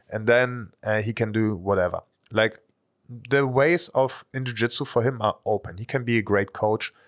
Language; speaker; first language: English; non-native, fluent; German